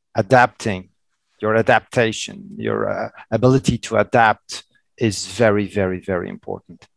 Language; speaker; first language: English; non-native, fluent; Portuguese